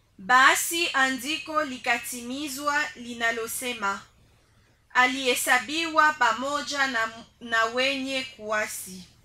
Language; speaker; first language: Swahili; native; Swahili